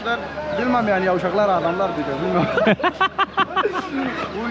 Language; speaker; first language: Turkish; non-native, learner; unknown